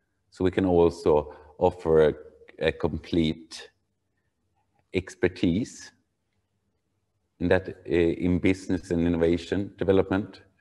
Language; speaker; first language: English; non-native, fluent; Swedish